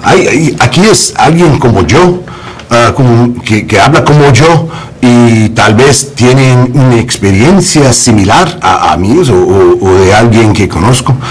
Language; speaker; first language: Spanish; early bilingual, heritage; English